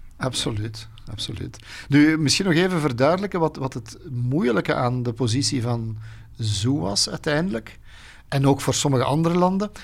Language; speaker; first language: Dutch; native; Dutch